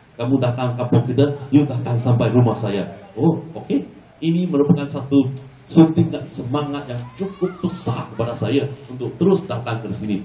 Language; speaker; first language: Malay; non-native, local second language; Chinese